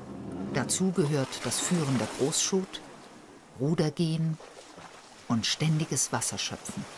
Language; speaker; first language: German; native; German